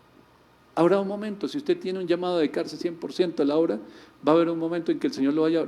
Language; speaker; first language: Spanish; native; Spanish